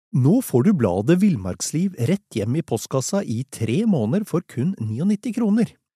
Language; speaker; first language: Norwegian; native; Norwegian